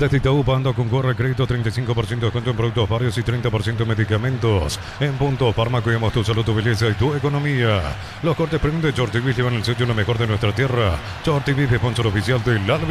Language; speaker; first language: Spanish; native; Spanish